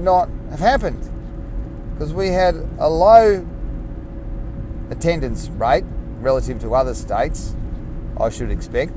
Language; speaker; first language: English; native; English